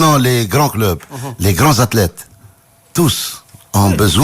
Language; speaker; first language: French; non-native, local second language; Arabic